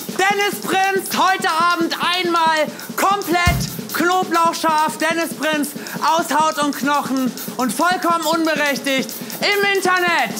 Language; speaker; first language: German; native; German